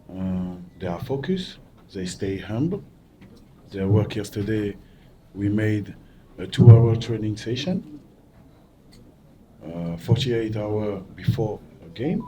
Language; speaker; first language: English; non-native, learner; French